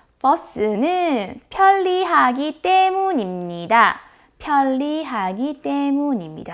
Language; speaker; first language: Korean; non-native, fluent; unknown